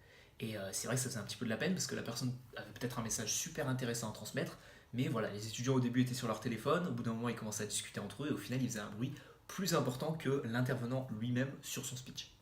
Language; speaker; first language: French; native; French